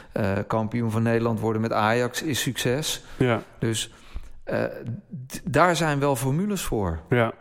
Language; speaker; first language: Dutch; native; Dutch